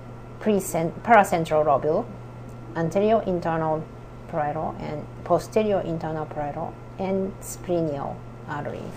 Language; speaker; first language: English; non-native, fluent; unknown